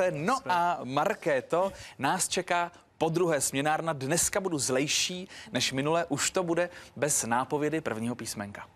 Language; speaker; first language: Czech; native; Czech